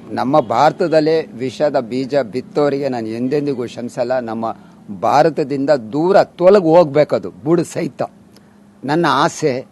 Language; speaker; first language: Kannada; non-native, local second language; Urdu